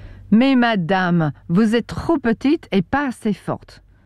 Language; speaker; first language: French; non-native, fluent; English